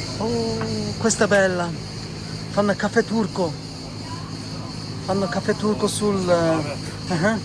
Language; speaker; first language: Italian; non-native, learner; Turkish